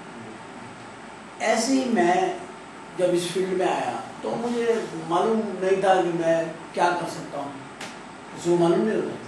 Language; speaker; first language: Urdu; native; Urdu